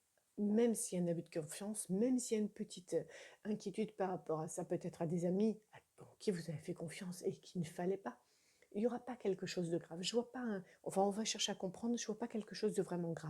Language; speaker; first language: French; native; French